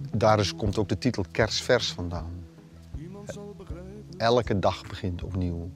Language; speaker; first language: Dutch; native; Dutch